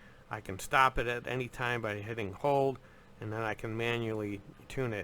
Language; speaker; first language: English; native; English